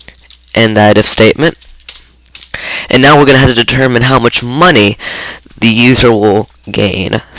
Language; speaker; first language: English; native; English